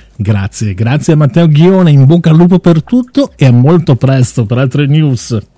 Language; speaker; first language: Italian; native; Italian